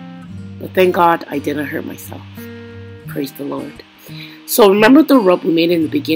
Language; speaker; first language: English; non-native, local second language; Yoruba